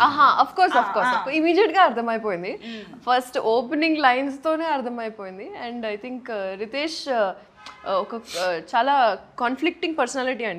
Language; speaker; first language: Telugu; non-native, local second language; Hindi